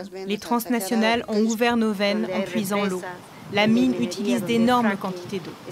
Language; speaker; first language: French; native; French